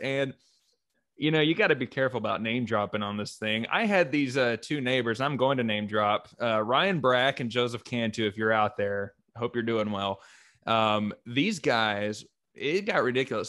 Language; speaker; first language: English; native; English